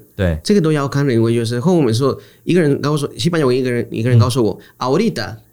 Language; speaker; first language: Chinese; non-native, learner; Spanish